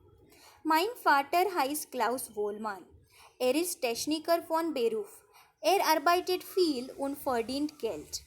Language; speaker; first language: German; non-native, fluent; Marathi